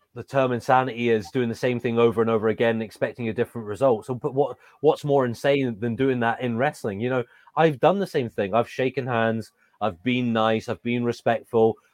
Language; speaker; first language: English; native; English